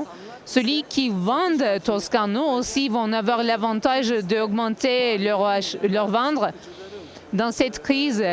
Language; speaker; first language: French; non-native, learner; Turkish